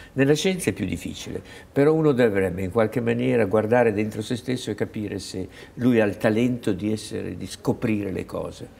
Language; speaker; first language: Italian; native; Italian